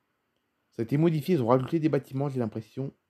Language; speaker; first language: French; native; French